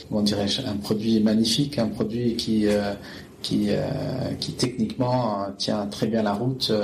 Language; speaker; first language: French; non-native, local second language; Arabic